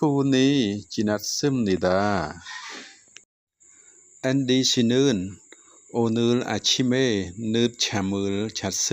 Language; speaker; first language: Korean; non-native, fluent; Khmer